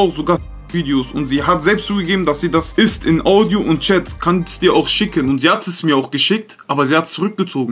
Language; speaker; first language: German; early bilingual, other home language; Turkish